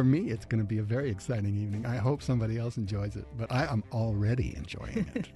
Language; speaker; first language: English; native; English